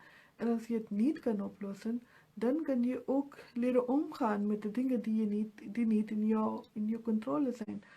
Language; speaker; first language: Dutch; non-native, fluent; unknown